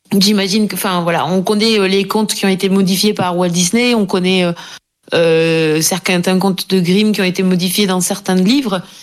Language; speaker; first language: French; native; French